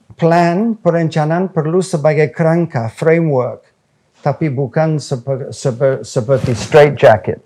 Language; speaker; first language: Indonesian; non-native, fluent; English